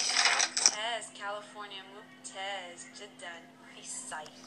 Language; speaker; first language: Arabic; non-native, learner; English